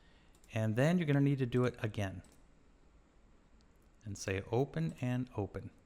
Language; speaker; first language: English; native; English